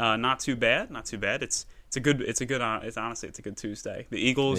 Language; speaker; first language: English; native; English